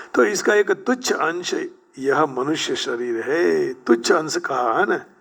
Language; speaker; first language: Hindi; non-native, local second language; Gujarati